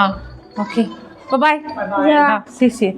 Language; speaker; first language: Chinese; non-native, learner; Tamil